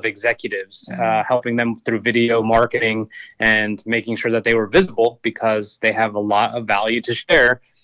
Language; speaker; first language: English; native; English